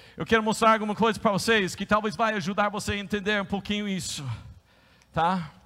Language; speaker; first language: Portuguese; non-native, fluent; English